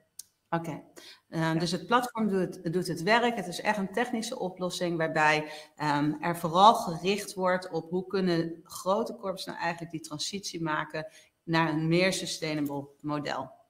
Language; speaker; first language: Dutch; native; Dutch